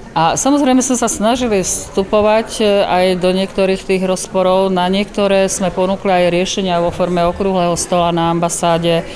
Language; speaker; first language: Slovak; native; Slovak